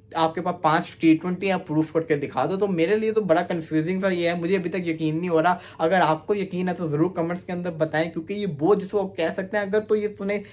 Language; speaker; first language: Urdu; native; Urdu